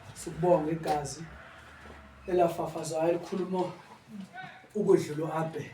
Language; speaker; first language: Zulu; non-native, local second language; Xhosa